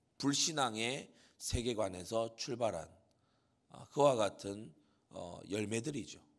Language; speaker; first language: Korean; native; Korean